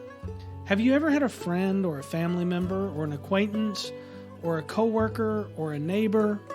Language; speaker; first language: English; native; English